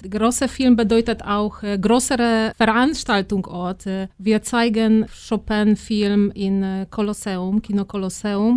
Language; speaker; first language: German; non-native, fluent; Polish